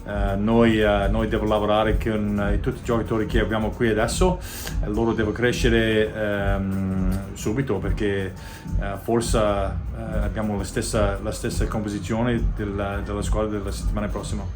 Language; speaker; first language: Italian; non-native, learner; English